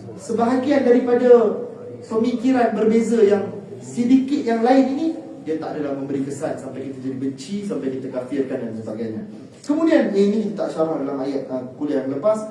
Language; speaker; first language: Malay; native; Malay